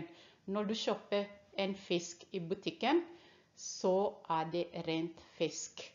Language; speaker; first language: Norwegian; non-native, fluent; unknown